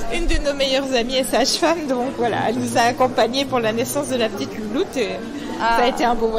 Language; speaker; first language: French; native; French